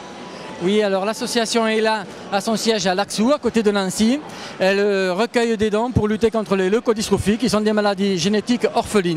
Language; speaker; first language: French; native; French